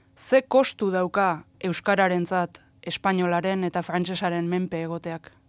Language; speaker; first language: Basque; native; Basque